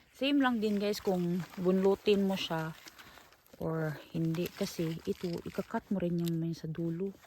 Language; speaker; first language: Filipino; non-native, local second language; Cebuano